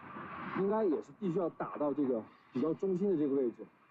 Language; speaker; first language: Chinese; native; Chinese